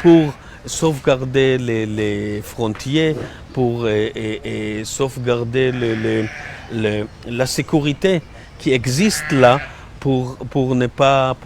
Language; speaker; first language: French; non-native, learner; Hebrew